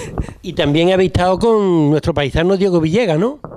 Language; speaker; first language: Spanish; native; Spanish